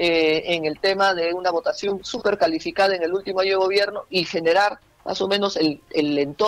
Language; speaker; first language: Spanish; native; Spanish